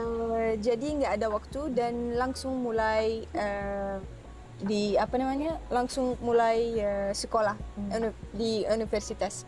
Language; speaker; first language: Indonesian; non-native, fluent; Arabic